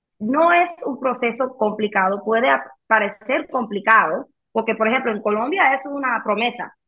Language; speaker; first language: Spanish; early bilingual, heritage; Spanish